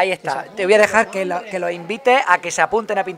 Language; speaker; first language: Spanish; native; Spanish